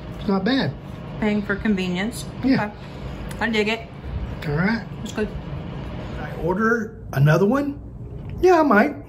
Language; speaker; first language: English; native; English